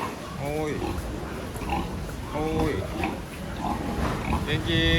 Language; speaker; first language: Japanese; native; Japanese